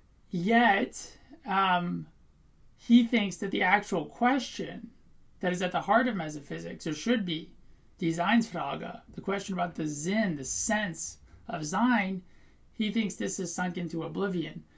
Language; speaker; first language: English; native; English